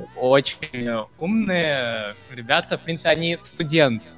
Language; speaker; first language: Russian; non-native, fluent; Hindi